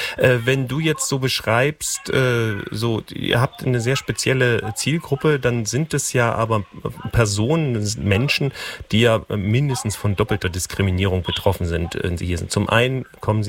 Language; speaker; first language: German; native; German